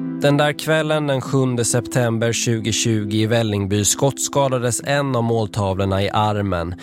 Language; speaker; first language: Swedish; native; Swedish